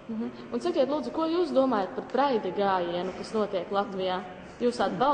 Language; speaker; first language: Latvian; native; Latvian